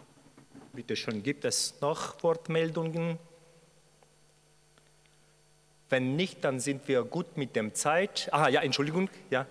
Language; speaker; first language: German; non-native, fluent; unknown